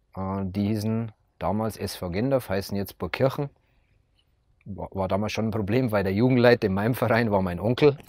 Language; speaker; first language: German; native; German